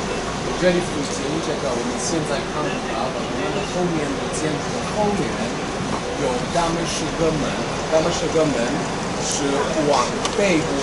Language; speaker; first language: Chinese; non-native, fluent; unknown